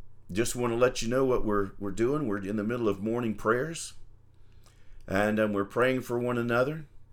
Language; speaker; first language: English; native; English